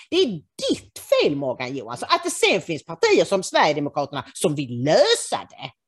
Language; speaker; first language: Swedish; native; Swedish